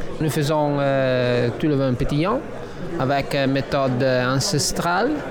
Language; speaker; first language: French; non-native, learner; Italian